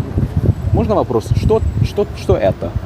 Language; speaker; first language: Russian; non-native, learner; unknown